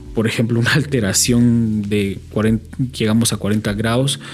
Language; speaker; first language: Spanish; native; Spanish